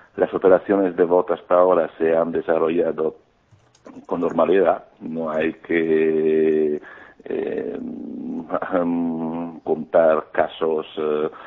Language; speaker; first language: Spanish; non-native, fluent; Greek